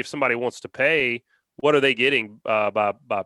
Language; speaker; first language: English; native; English